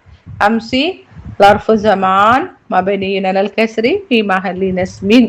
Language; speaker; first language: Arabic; non-native, fluent; Malayalam